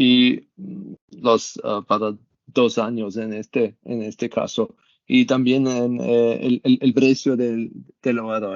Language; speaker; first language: Spanish; non-native, learner; German